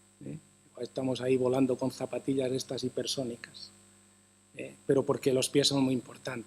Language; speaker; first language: Spanish; native; Spanish